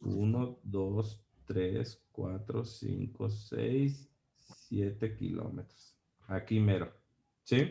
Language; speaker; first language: Spanish; native; Spanish